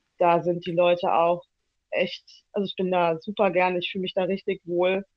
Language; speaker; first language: German; early bilingual, other home language; Italian